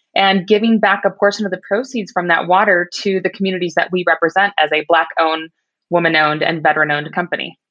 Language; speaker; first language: English; native; English